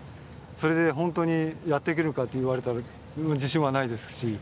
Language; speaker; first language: Japanese; native; Japanese